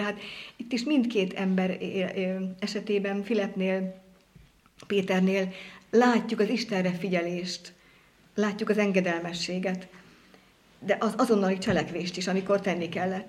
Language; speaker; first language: Hungarian; native; Hungarian